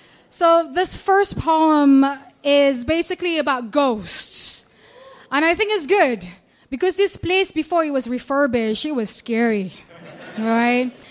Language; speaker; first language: English; non-native, local second language; Malay